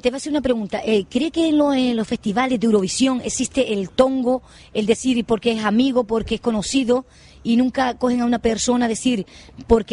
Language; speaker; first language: Spanish; native; Spanish